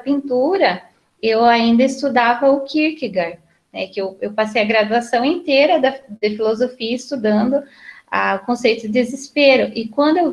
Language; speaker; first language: Portuguese; native; Portuguese